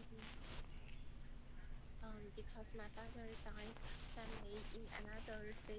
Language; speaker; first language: English; non-native, learner; Chinese